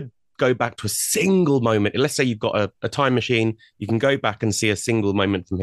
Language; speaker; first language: English; native; English